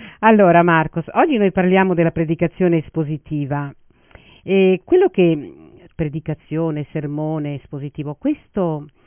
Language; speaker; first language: Italian; native; Italian